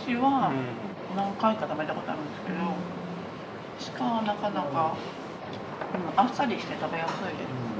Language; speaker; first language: Japanese; native; Japanese